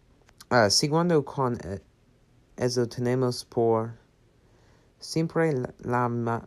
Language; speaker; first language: Spanish; non-native, learner; English